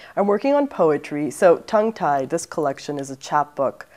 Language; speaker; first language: English; native; English